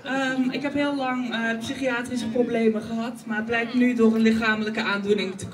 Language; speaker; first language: Dutch; native; Dutch